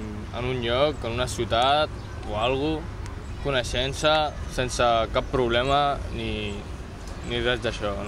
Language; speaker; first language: Catalan; early bilingual, other home language; Arabic